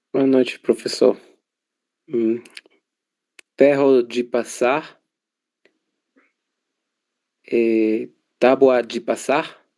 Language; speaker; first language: Portuguese; non-native, learner; Spanish